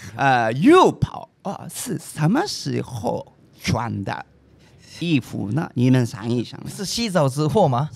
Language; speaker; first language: Chinese; non-native, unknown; Japanese